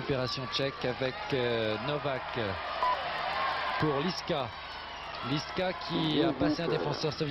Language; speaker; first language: French; native; French